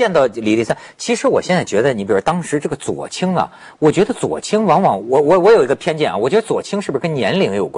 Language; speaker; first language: Chinese; native; Chinese